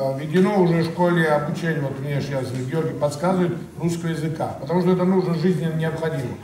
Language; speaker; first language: Russian; non-native, local second language; Georgian